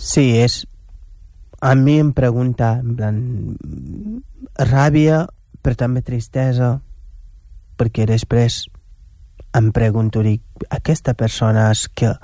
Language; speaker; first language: Catalan; non-native, fluent; Wolof